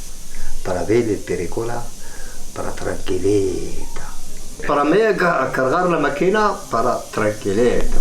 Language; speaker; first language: Spanish; non-native, learner; Arabic